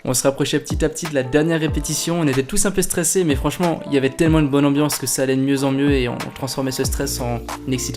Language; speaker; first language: French; native; French